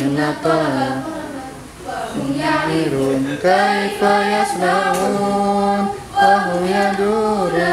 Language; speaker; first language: Arabic; non-native, learner; Indonesian